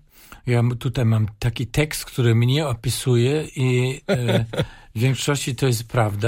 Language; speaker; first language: Polish; non-native, fluent; German